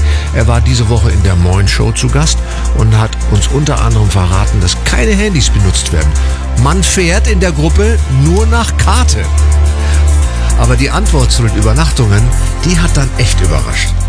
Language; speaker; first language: German; native; German